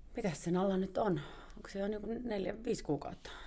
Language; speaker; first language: Finnish; native; Finnish